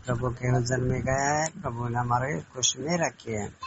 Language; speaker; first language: Hindi; non-native, local second language; Kannada